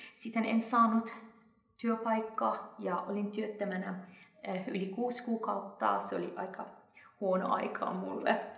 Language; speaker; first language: Finnish; non-native, fluent; Persian